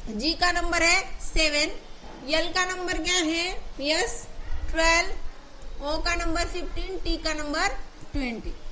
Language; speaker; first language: Hindi; non-native, local second language; Marathi